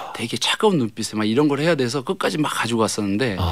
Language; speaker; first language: Korean; native; Korean